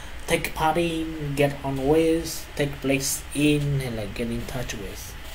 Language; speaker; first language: English; non-native, fluent; Vietnamese